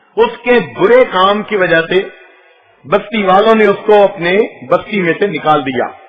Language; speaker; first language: Urdu; non-native, local second language; Punjabi